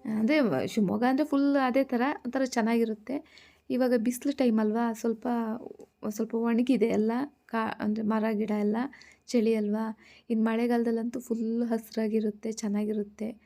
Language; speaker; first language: Kannada; native; Kannada